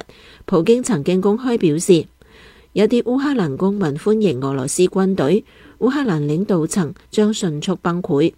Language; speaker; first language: Chinese; non-native, local second language; Cantonese